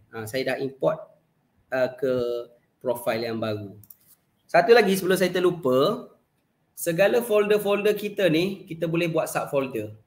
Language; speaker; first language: Malay; native; Malay